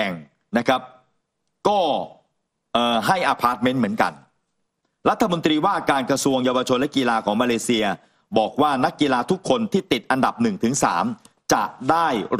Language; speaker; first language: Thai; native; Thai